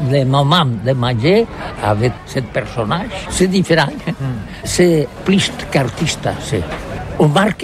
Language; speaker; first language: French; non-native, learner; Catalan